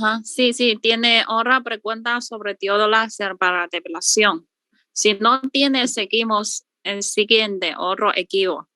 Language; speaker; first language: Spanish; non-native, learner; Chinese